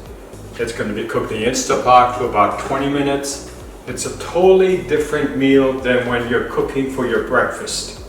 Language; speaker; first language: English; native; English